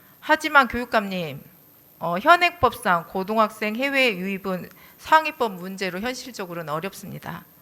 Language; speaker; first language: Korean; native; Korean